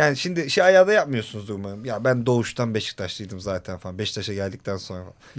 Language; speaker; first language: Turkish; native; Turkish